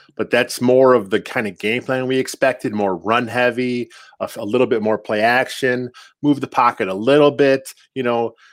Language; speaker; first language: English; native; English